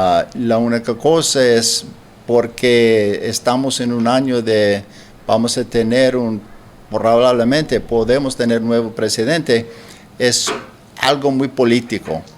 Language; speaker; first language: Spanish; non-native, learner; English